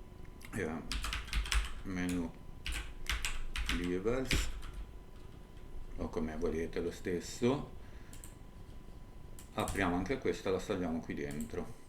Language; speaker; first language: Italian; native; Italian